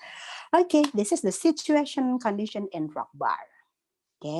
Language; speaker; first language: English; non-native, local second language; Indonesian